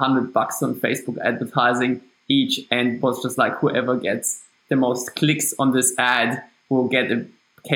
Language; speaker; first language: English; non-native, fluent; German